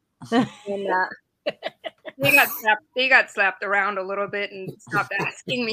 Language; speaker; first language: English; non-native, fluent; German